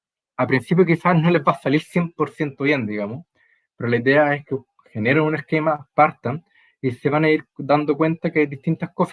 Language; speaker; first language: Spanish; native; Spanish